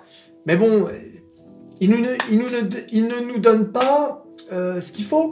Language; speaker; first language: French; native; French